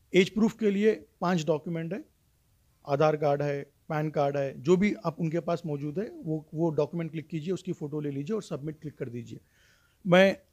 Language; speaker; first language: Hindi; non-native, local second language; Urdu